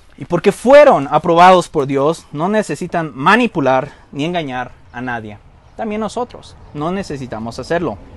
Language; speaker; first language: Spanish; early bilingual, heritage; Spanish